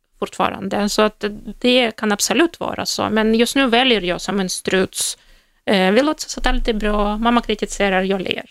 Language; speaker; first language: Swedish; non-native, fluent; Russian